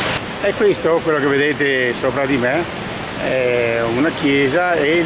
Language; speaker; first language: Italian; native; Italian